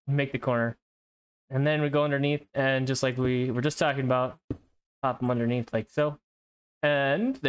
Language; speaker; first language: English; native; English